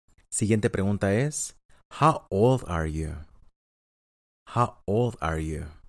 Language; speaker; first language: English; non-native, fluent; Spanish